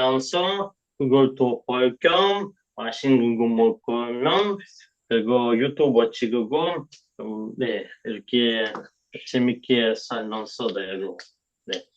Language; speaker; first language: Korean; non-native, learner; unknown